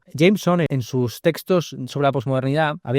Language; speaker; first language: Spanish; native; Spanish